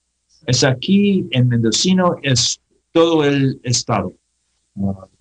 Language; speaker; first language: Spanish; non-native, learner; English